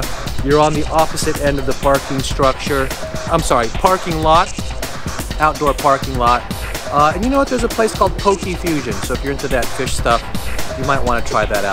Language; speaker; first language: English; native; English